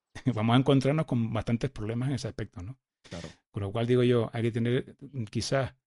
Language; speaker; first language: Spanish; native; Spanish